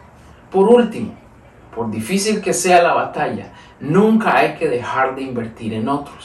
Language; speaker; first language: Spanish; native; Spanish